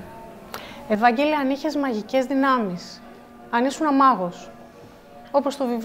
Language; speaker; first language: Greek; native; Greek